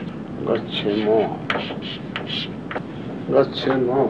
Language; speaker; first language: Russian; non-native, learner; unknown